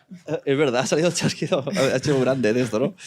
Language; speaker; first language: Spanish; native; Spanish